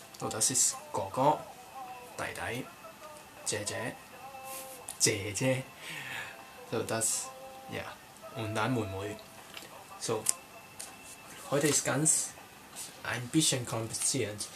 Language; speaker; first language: German; non-native, learner; Cantonese